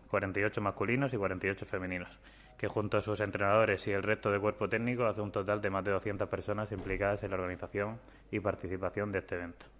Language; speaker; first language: Spanish; native; Spanish